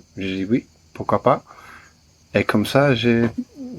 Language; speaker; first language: French; non-native, learner; English